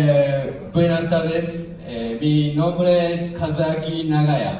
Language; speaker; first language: Spanish; non-native, learner; Japanese